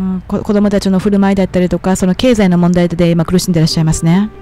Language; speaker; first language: Japanese; native; Japanese